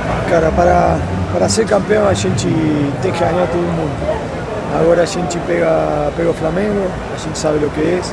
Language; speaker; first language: Portuguese; non-native, learner; Spanish